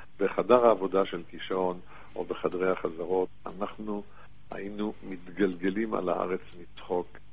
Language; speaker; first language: Hebrew; native; Hebrew